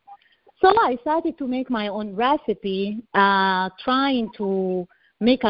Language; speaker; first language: English; non-native, fluent; Italian